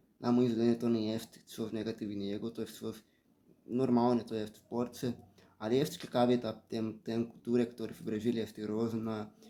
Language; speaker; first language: Polish; early bilingual, heritage; Portuguese